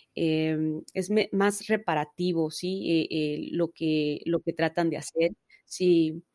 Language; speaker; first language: Spanish; early bilingual, heritage; Spanish